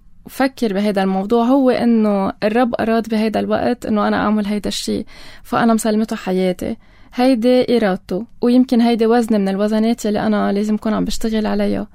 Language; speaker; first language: Arabic; native; Arabic